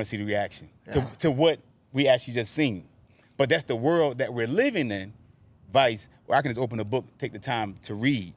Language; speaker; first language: English; native; English